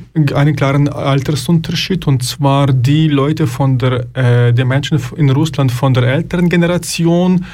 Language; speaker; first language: German; non-native, fluent; Ukrainian